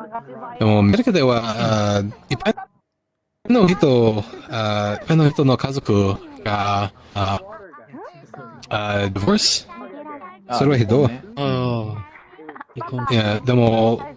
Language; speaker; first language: Japanese; non-native, learner; Spanish